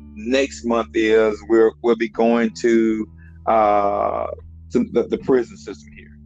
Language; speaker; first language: English; native; English